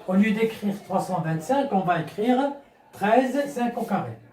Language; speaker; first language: French; non-native, local second language; Arabic